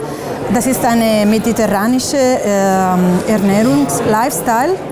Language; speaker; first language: German; non-native, fluent; Italian